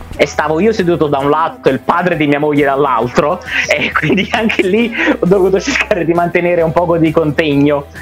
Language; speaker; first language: Italian; native; Italian